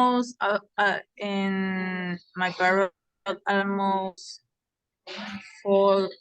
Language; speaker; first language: English; non-native, learner; Spanish